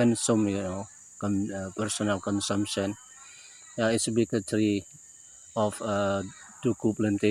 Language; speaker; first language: English; non-native, learner; Indonesian